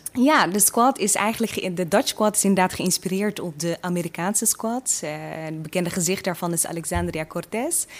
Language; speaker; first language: Dutch; early bilingual, other home language; Tigrinya